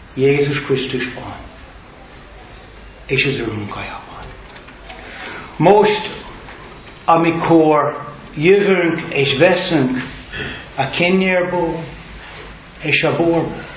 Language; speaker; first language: Hungarian; non-native, learner; English